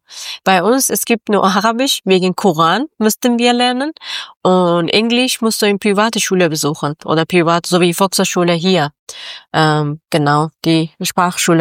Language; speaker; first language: German; non-native, local second language; Persian